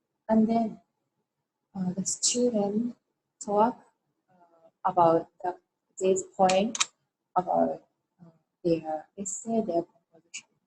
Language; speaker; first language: English; non-native, learner; Japanese